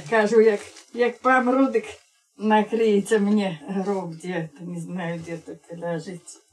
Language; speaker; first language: Belarusian; native; Belarusian